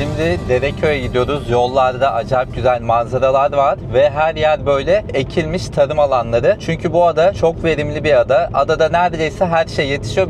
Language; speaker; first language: Turkish; native; Turkish